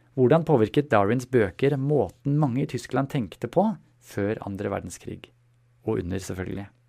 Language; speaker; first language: Norwegian; non-native, fluent; German